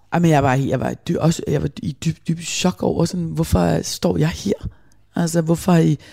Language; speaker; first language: Danish; native; Danish